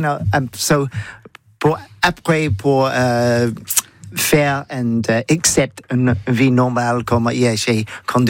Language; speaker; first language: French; non-native, learner; English